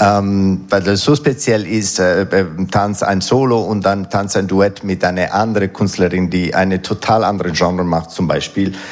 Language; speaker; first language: German; non-native, fluent; Italian